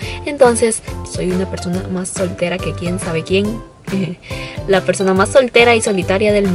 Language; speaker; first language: Spanish; early bilingual, other home language; Cantonese